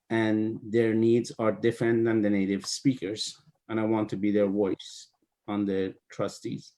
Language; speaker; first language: English; non-native, fluent; Persian